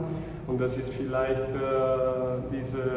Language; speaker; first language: German; non-native, fluent; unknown